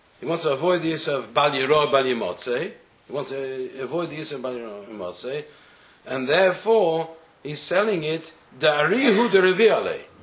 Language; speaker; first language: English; native; English